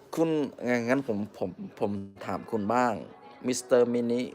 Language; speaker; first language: Thai; non-native, fluent; Khmer